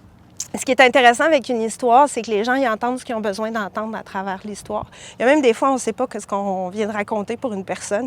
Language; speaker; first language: French; native; French